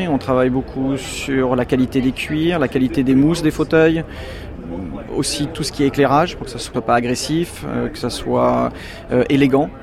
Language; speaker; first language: French; native; French